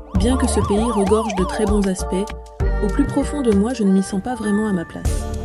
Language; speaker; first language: French; native; French